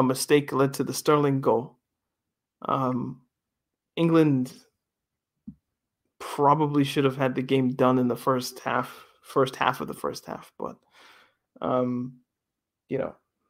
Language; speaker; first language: English; native; English